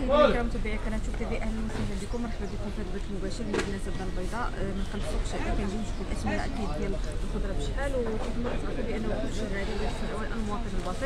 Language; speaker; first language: Arabic; native; Arabic